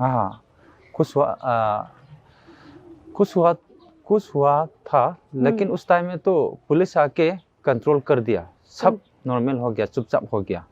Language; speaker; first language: Hindi; non-native, local second language; Manipuri